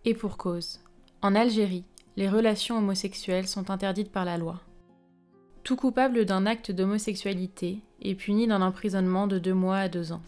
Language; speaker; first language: French; native; French